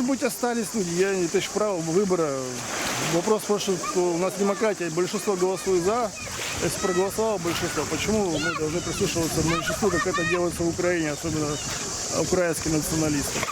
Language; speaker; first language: Russian; native; Russian